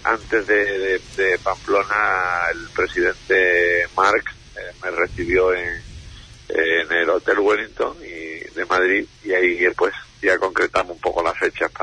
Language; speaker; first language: Spanish; native; Spanish